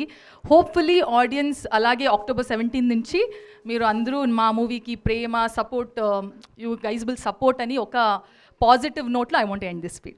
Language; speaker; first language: Telugu; non-native, fluent; Kannada